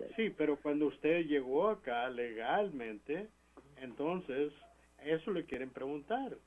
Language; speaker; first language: Spanish; early bilingual, heritage; Spanish